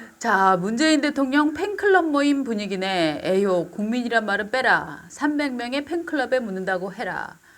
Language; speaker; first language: Korean; native; Korean